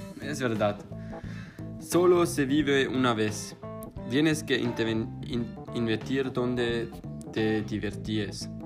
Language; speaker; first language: Spanish; non-native, learner; German